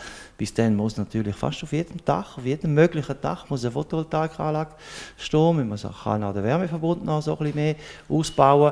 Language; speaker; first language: German; native; German